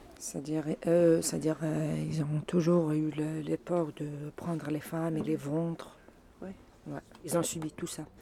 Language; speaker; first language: French; non-native, local second language; Arabic